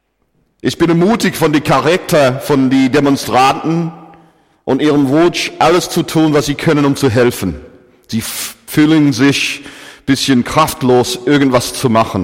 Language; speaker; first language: German; non-native, fluent; English